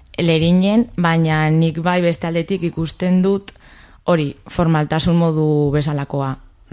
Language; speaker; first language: Basque; non-native, local second language; Spanish